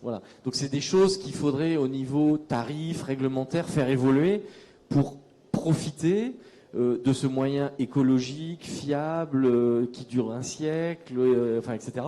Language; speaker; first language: French; native; French